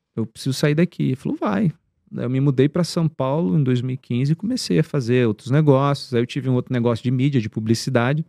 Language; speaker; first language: Portuguese; native; Portuguese